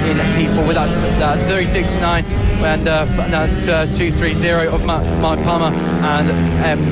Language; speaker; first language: English; native; English